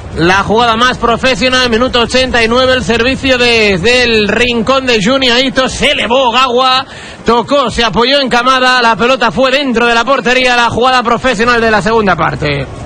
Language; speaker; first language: Spanish; native; Spanish